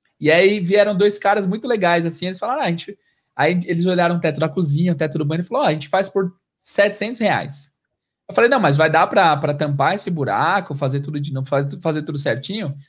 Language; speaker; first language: Portuguese; native; Portuguese